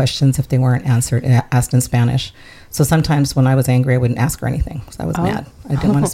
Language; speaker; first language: English; early bilingual, other home language; Spanish